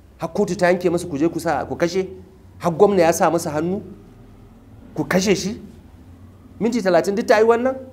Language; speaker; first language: Hausa; native; Hausa